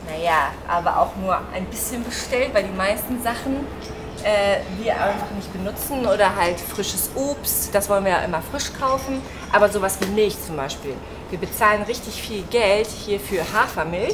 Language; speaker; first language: German; native; German